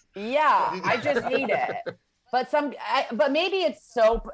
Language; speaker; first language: English; native; English